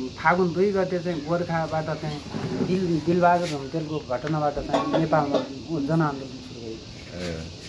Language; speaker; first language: Nepali; native; Nepali